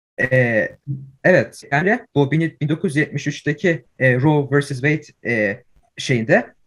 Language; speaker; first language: Turkish; early bilingual, heritage; Turkish